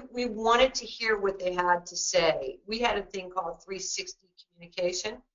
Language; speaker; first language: English; native; English